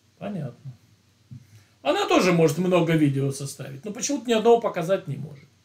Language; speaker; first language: Russian; native; Russian